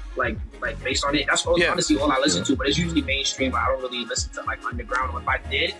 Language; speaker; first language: English; native; English